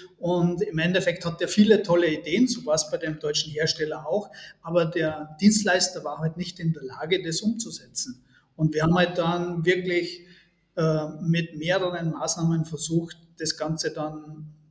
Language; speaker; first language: German; native; German